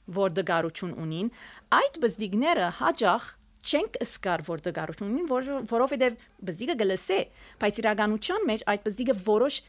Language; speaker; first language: Armenian; native; Armenian